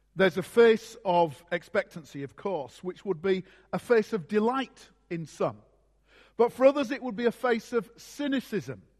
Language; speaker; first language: English; native; English